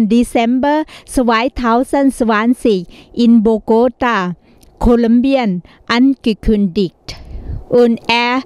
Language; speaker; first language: German; non-native, learner; Thai